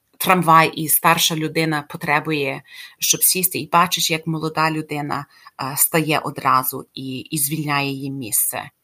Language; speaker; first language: Ukrainian; early bilingual, heritage; Ukrainian